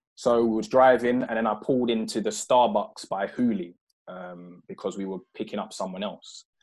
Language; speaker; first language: English; native; English